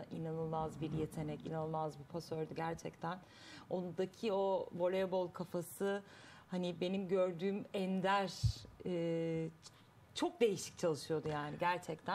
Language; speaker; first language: Turkish; native; Turkish